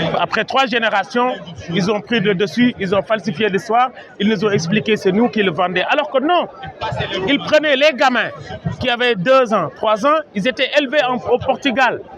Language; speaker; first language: French; non-native, local second language; Wolof